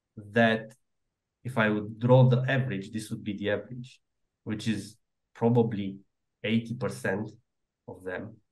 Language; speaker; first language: English; non-native, fluent; Romanian